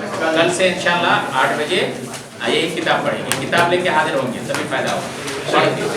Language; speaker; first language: Urdu; native; Urdu